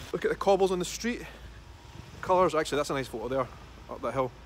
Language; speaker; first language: English; native; English